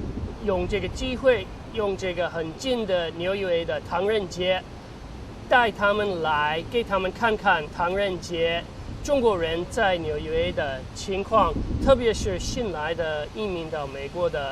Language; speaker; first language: Chinese; non-native, fluent; English